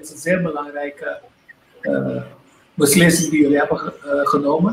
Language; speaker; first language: Dutch; non-native, local second language; Papiamento